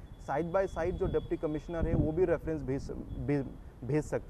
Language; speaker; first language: Urdu; non-native, local second language; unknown